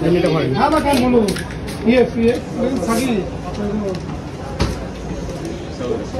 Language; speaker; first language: Arabic; non-native, learner; Bangla